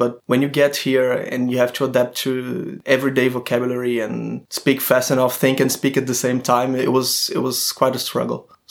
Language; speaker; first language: English; non-native, fluent; Portuguese